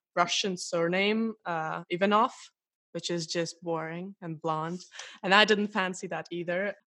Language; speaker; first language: English; non-native, fluent; Russian